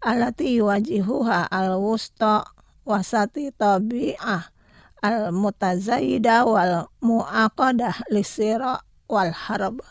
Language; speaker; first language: Arabic; non-native, fluent; Indonesian